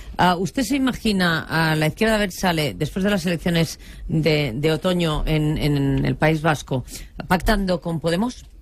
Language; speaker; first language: Spanish; non-native, local second language; Catalan